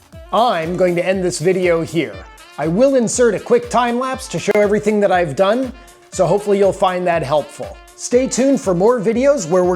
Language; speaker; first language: English; native; English